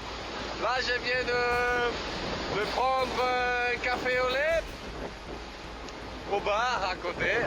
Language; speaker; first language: French; non-native, fluent; Italian